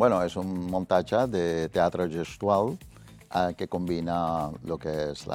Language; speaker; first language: Catalan; non-native, fluent; Spanish